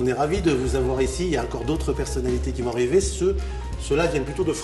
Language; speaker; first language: French; native; French